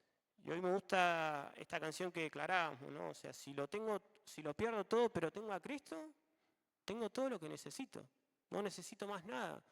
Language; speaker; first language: Spanish; native; Spanish